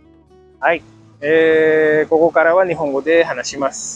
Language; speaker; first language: Japanese; non-native, fluent; Indonesian